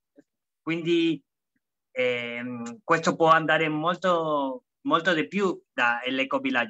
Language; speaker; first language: Italian; non-native, fluent; Spanish